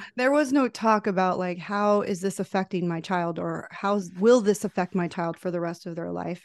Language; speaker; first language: English; early bilingual, other home language; Spanish